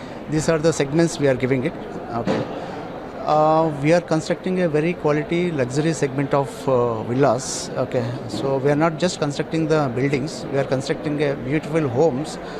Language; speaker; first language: English; non-native, local second language; Telugu